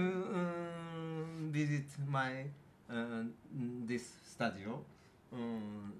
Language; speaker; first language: English; non-native, learner; Japanese